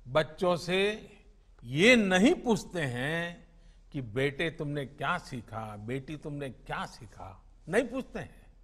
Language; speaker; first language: Hindi; native; Hindi